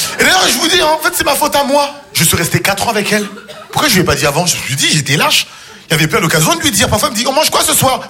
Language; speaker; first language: French; native; French